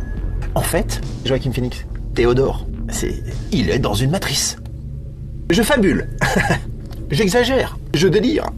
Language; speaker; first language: French; native; French